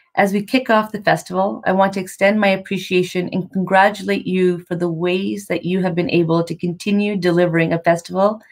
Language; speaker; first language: English; native; English